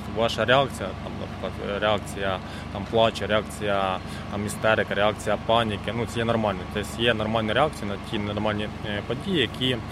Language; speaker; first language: Ukrainian; native; Ukrainian